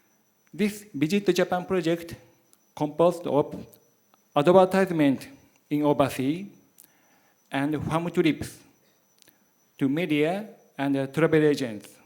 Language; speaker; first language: English; non-native, learner; Japanese